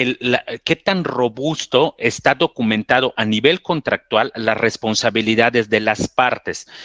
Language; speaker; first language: Spanish; native; Spanish